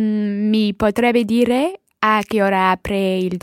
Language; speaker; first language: Italian; non-native, learner; English